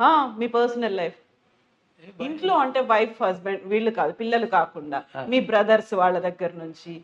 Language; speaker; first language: Telugu; native; Telugu